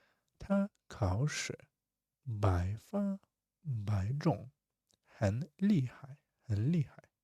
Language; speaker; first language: Chinese; non-native, fluent; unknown